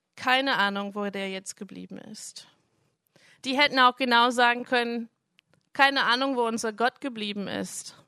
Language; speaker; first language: German; non-native, fluent; English